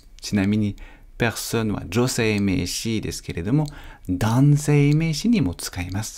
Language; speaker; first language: Japanese; non-native, fluent; French